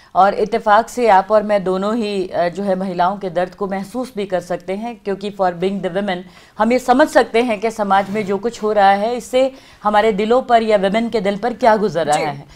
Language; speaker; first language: Hindi; native; Hindi